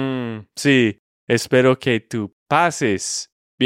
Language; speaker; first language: Spanish; non-native, fluent; English